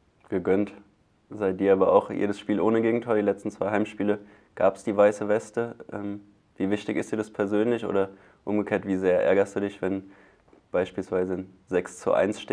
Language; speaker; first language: German; native; German